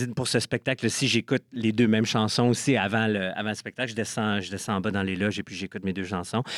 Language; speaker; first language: French; native; French